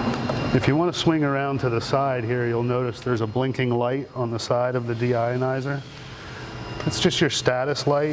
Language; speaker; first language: English; native; English